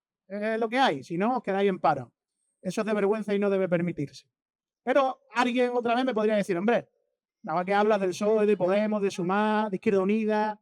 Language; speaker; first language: Spanish; native; Spanish